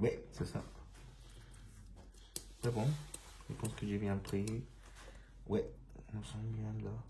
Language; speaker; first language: French; non-native, learner; Spanish